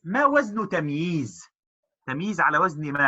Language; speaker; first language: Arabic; non-native, fluent; English